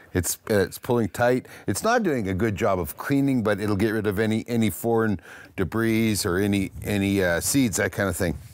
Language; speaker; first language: English; native; English